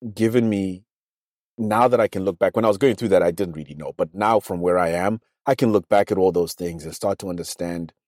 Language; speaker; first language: English; non-native, local second language; Shona